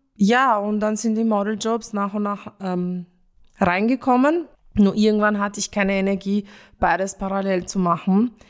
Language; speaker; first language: German; early bilingual, other home language; Romanian